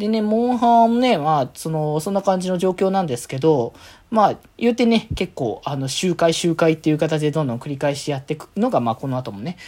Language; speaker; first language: Japanese; native; Japanese